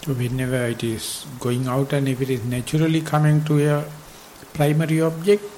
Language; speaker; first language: English; non-native, local second language; Sinhala